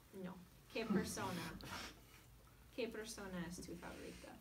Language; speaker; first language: Spanish; non-native, fluent; English